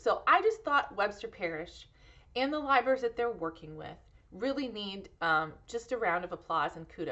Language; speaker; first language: English; native; English